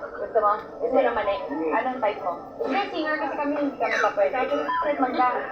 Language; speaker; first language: Filipino; native; Filipino